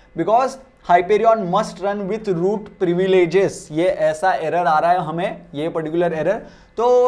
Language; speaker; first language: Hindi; non-native, local second language; Marathi